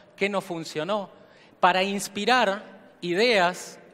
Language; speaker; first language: Spanish; native; Spanish